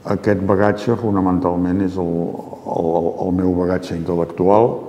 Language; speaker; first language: Catalan; native; Catalan